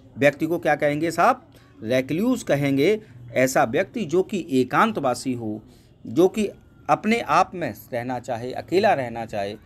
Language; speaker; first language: Hindi; native; Hindi